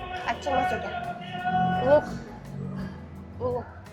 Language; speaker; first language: Korean; non-native, learner; Uzbek